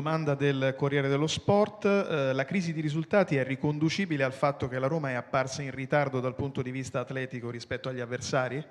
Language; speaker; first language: Italian; native; Italian